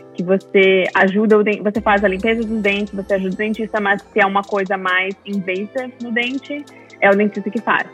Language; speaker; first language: Portuguese; native; Portuguese